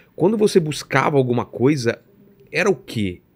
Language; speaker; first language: Portuguese; native; Portuguese